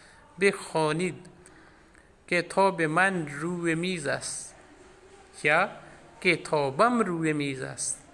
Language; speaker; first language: Persian; non-native, fluent; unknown